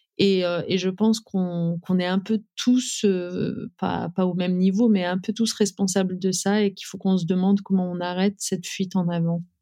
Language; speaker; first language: French; early bilingual, other home language; Riffian